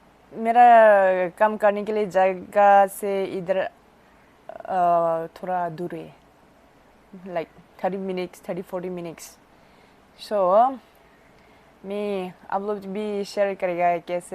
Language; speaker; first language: Hindi; non-native, local second language; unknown